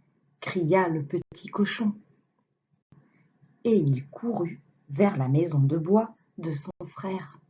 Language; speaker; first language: French; native; French